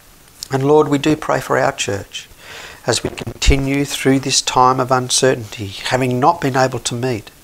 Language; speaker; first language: English; native; English